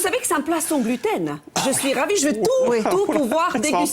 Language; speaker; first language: French; native; French